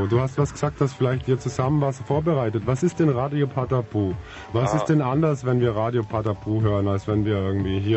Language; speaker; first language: German; native; German